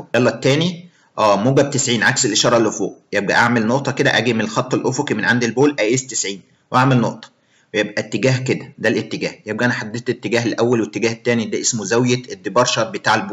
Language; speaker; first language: Arabic; native; Arabic